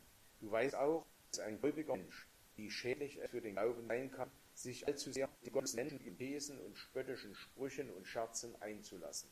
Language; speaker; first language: German; native; German